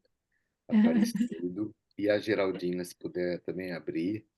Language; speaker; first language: Portuguese; native; Portuguese